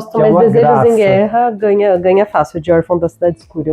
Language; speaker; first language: Portuguese; native; Portuguese